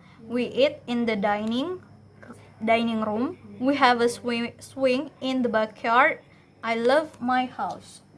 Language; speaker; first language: English; non-native, fluent; Indonesian